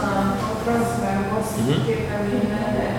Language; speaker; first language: Spanish; non-native, learner; English